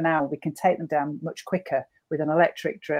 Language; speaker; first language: English; native; English